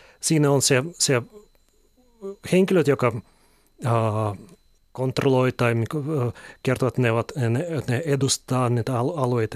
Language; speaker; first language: Finnish; non-native, fluent; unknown